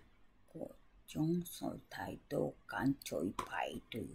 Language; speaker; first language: Cantonese; non-native, learner; Japanese